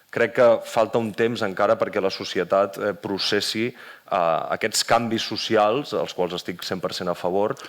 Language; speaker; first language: Catalan; native; Catalan